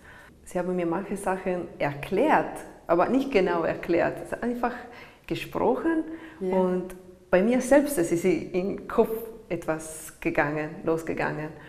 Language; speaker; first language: German; non-native, learner; Italian